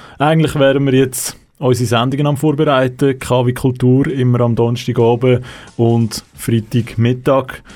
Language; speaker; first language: German; native; German